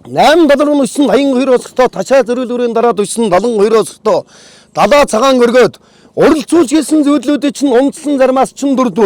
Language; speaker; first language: Mongolian; native; Mongolian